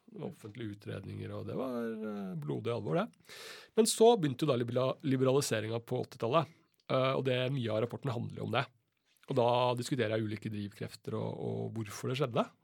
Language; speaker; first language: Norwegian; native; Norwegian